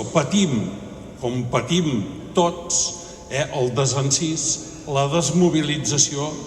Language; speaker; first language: Catalan; native; Catalan